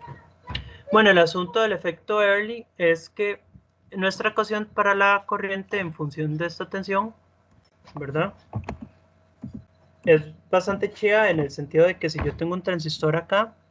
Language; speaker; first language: Spanish; native; Spanish